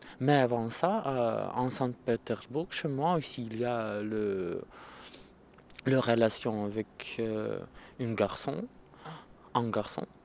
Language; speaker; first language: French; non-native, learner; Russian